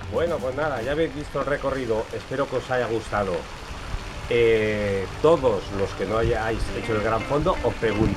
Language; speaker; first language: Spanish; native; Spanish